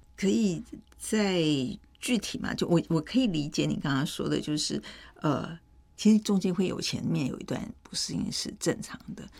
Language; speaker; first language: Chinese; native; Chinese